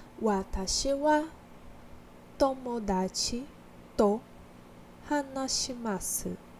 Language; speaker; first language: Japanese; non-native, learner; Portuguese